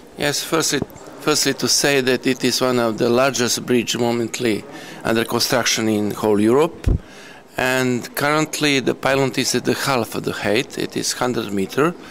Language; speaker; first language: English; non-native, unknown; Serbian